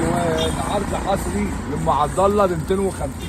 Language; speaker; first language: Arabic; native; Arabic